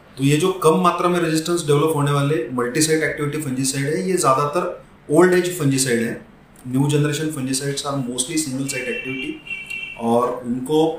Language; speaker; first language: Hindi; non-native, local second language; Marathi